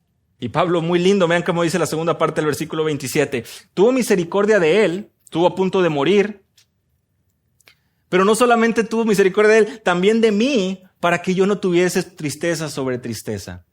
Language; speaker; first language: Spanish; native; Spanish